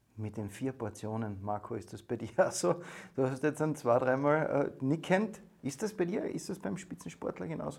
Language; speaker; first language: German; native; German